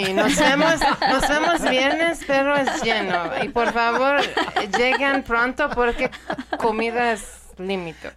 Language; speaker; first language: Spanish; non-native, learner; Persian